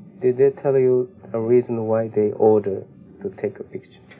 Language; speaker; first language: English; non-native, learner; Japanese